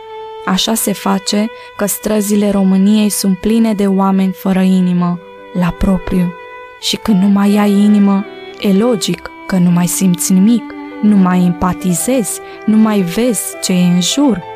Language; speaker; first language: Romanian; native; Romanian